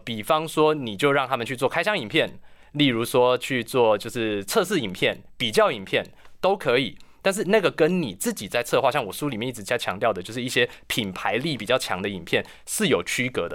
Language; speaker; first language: Chinese; native; Chinese